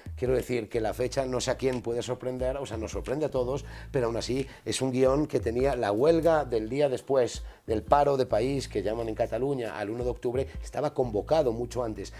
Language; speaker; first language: Spanish; native; Spanish